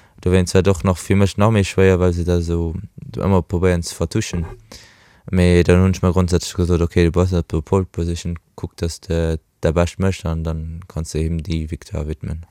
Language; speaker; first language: Luxembourgish; early bilingual, other home language; Portuguese